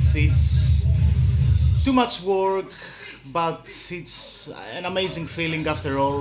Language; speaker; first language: English; non-native, fluent; Greek